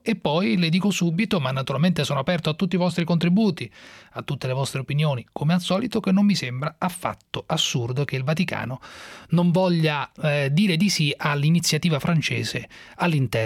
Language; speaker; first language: Italian; native; Italian